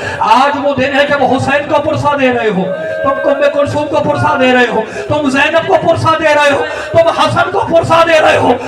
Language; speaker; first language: Urdu; native; Urdu